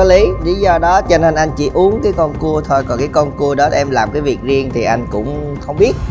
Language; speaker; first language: Vietnamese; native; Vietnamese